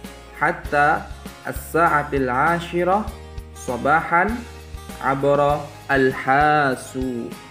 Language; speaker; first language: Arabic; non-native, learner; Javanese